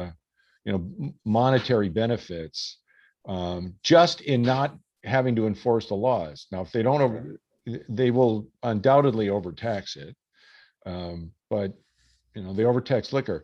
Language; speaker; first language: English; native; English